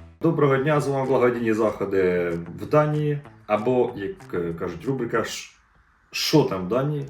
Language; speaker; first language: Ukrainian; native; Ukrainian